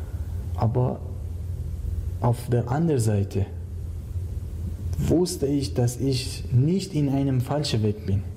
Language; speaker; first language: German; non-native, learner; Persian